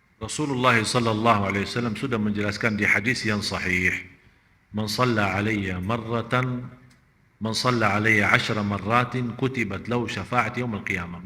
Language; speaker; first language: Malay; non-native, fluent; Arabic